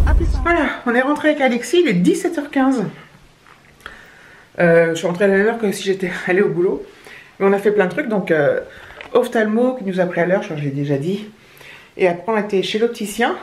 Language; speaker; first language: French; native; French